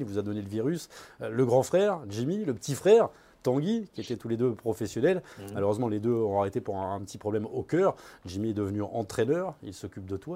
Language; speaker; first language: French; native; French